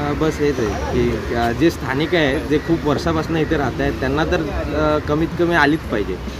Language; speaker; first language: Marathi; non-native, local second language; Gujarati